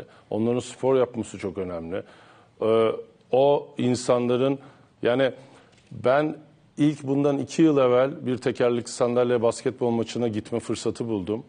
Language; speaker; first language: Turkish; native; Turkish